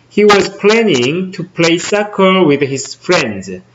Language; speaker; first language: English; non-native, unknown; Korean